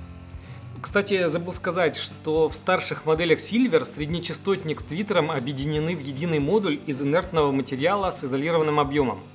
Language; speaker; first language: Russian; native; Russian